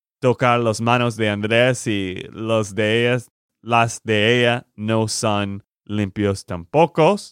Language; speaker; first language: Spanish; non-native, learner; English